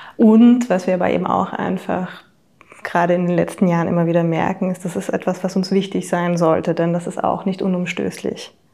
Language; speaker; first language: German; native; German